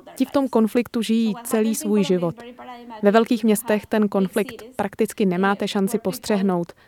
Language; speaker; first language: Czech; native; Czech